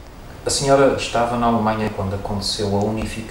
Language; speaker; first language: Portuguese; native; Portuguese